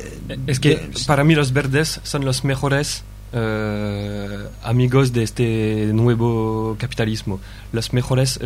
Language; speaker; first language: Spanish; non-native, fluent; French